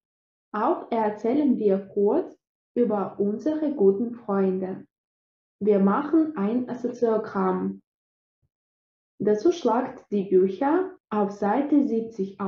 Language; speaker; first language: German; non-native, fluent; Russian